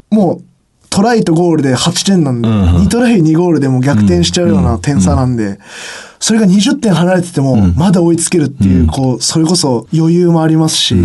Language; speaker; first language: Japanese; native; Japanese